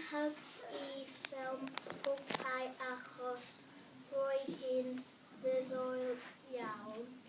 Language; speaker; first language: Welsh; non-native, learner; English